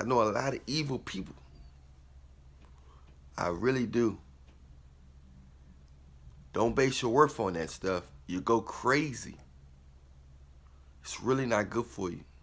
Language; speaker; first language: English; native; English